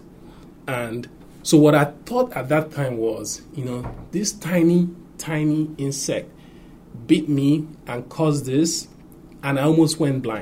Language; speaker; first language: English; non-native, local second language; Igbo